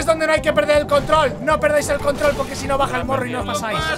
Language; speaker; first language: Spanish; native; Spanish